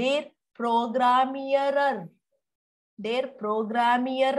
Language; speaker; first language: German; non-native, fluent; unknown